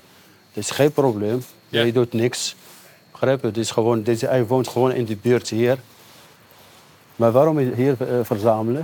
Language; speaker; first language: Dutch; non-native, learner; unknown